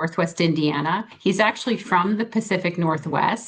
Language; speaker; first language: English; native; English